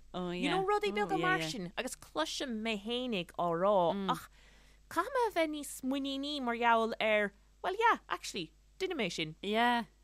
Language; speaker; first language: Irish; native; Irish